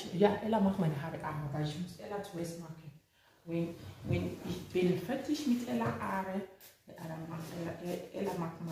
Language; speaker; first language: German; non-native, learner; English